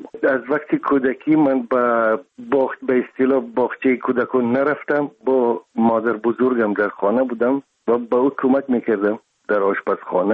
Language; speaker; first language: Persian; non-native, local second language; Russian